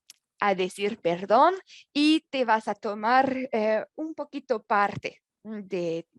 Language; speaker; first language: Spanish; non-native, learner; French